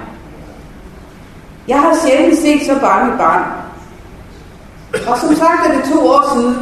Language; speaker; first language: Danish; native; Danish